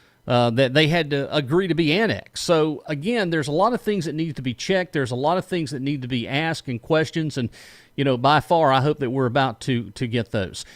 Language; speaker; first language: English; native; English